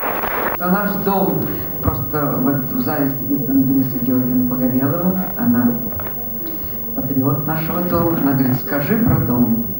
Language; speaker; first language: Russian; native; Russian